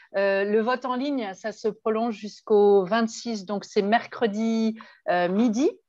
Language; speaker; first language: French; native; French